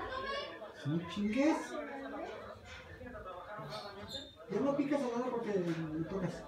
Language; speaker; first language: Spanish; native; Spanish